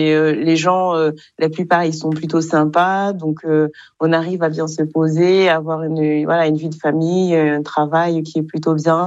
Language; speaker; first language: French; non-native, local second language; Kinyarwanda